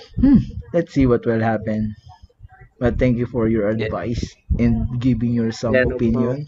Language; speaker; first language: English; non-native, learner; Filipino